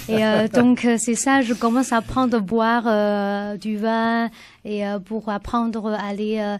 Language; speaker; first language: French; non-native, learner; Chinese